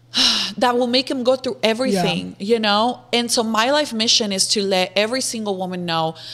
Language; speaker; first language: English; non-native, fluent; Spanish